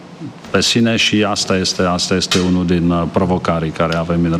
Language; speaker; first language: Romanian; non-native, fluent; Czech